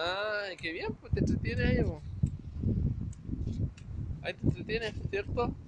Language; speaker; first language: Spanish; native; Spanish